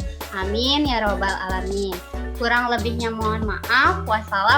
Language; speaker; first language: Indonesian; native; Indonesian